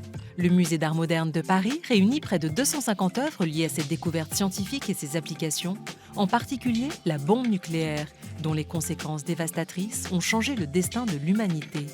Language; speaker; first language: French; native; French